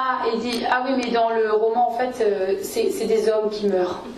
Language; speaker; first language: French; native; French